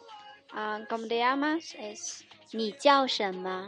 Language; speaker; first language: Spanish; non-native, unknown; Chinese